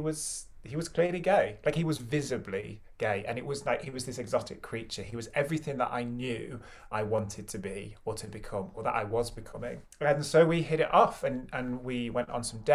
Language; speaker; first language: English; native; English